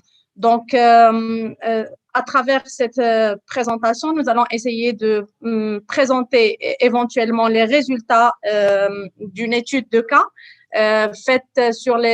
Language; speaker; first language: French; non-native, local second language; Arabic